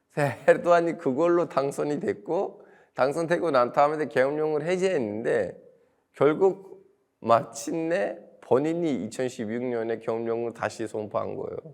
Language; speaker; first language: Korean; non-native, fluent; Turkish